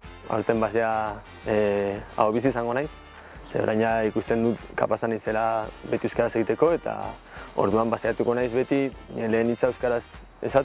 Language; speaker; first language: Basque; non-native, local second language; Spanish